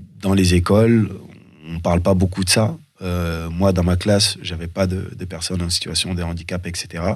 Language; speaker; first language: French; early bilingual, other home language; Soninke